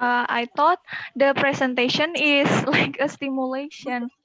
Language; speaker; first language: English; non-native, learner; Indonesian